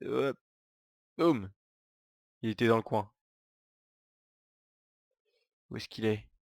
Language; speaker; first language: French; native; French